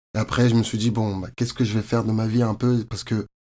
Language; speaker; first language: French; native; French